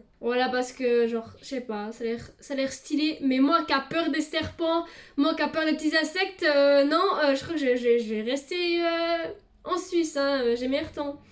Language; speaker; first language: French; early bilingual, other home language; Portuguese